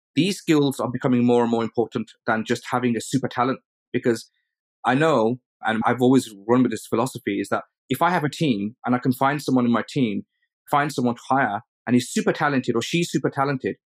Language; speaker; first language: English; early bilingual, other home language; Urdu